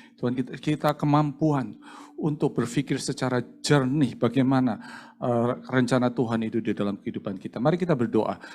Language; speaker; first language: Indonesian; native; Indonesian